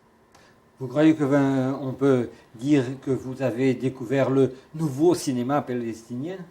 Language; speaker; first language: French; non-native, fluent; Portuguese